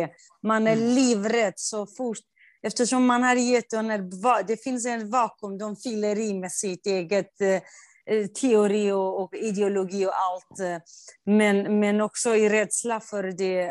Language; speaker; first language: Swedish; non-native, fluent; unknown